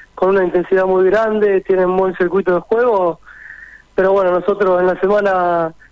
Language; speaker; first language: Spanish; native; Spanish